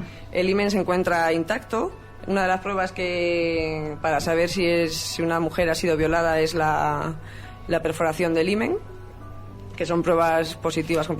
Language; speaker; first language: Spanish; native; Spanish